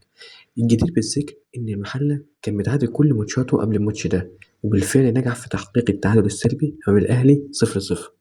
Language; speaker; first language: Arabic; native; Arabic